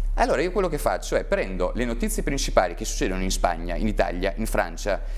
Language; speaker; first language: Italian; native; Italian